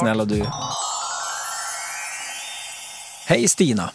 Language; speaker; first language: Swedish; native; Swedish